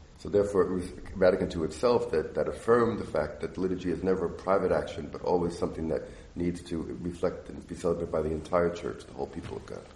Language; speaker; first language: English; native; English